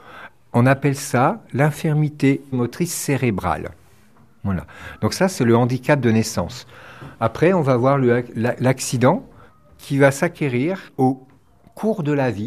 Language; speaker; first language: French; native; French